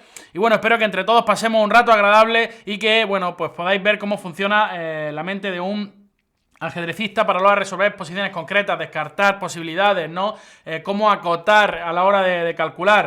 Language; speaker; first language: Spanish; native; Spanish